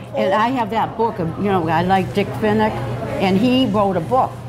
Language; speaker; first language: English; native; English